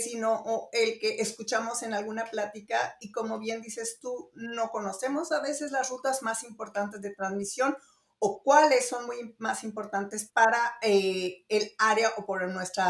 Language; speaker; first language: Spanish; native; Spanish